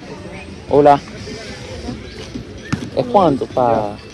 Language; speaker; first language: Spanish; non-native, learner; Haitian Creole